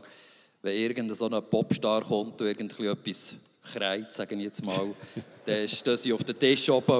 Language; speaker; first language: German; native; German